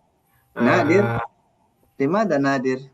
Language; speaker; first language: Arabic; non-native, fluent; Indonesian